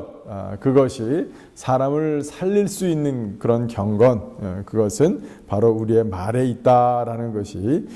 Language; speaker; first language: Korean; native; Korean